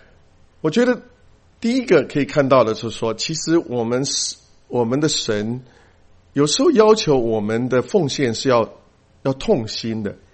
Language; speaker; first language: Chinese; native; Chinese